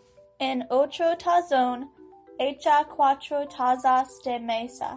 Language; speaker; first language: Spanish; non-native, learner; English